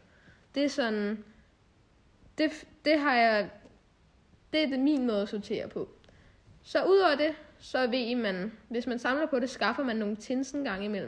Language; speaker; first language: Danish; native; Danish